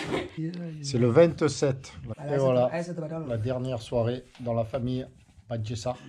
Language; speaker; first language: French; native; French